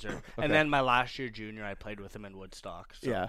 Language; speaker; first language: English; native; English